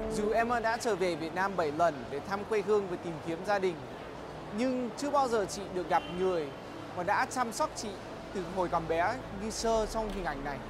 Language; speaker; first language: Vietnamese; early bilingual, heritage; Vietnamese